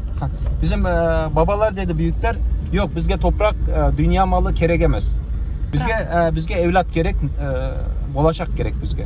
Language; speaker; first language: Turkish; non-native, local second language; Kazakh